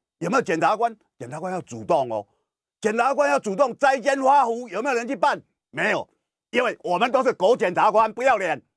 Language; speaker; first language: Chinese; native; Chinese